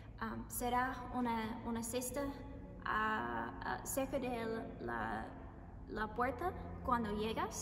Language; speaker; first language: Spanish; non-native, learner; English